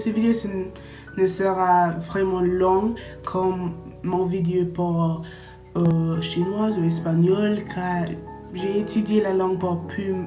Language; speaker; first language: French; non-native, learner; English